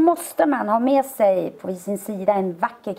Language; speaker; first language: Swedish; native; Swedish